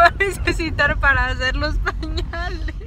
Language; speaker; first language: Spanish; native; Spanish